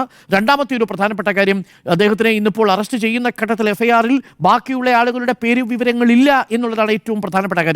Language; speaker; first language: Malayalam; native; Malayalam